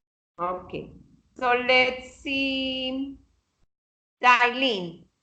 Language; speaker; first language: English; non-native, fluent; Spanish